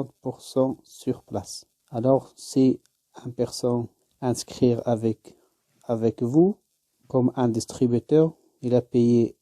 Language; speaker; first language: French; non-native, learner; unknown